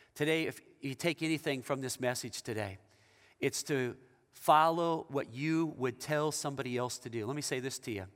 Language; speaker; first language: English; native; English